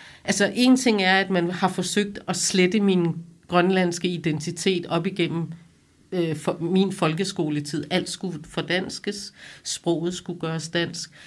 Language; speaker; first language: Danish; non-native, local second language; Kalaallisut